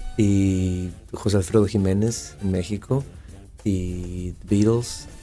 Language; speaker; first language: Spanish; native; Spanish